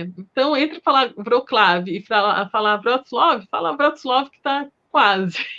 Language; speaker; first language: Portuguese; native; Portuguese